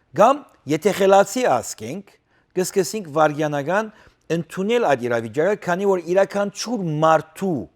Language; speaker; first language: Armenian; early bilingual, heritage; Armenian